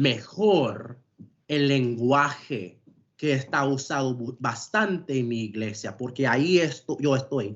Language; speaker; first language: Spanish; non-native, fluent; English